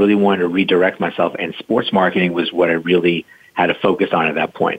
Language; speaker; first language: English; native; English